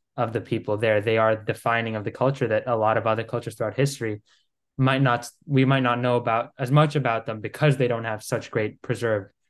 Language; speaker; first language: English; non-native, fluent; Greek